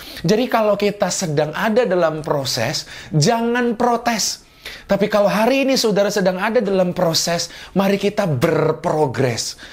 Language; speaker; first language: Indonesian; native; Indonesian